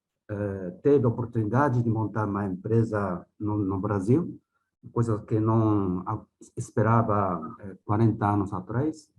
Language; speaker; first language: Portuguese; non-native, fluent; Japanese